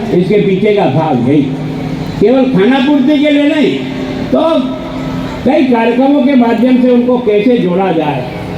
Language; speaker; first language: Hindi; native; Hindi